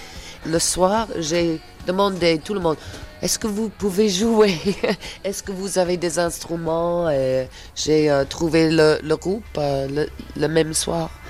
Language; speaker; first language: French; non-native, fluent; English